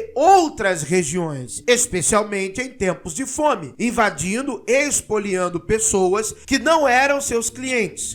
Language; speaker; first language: Portuguese; native; Portuguese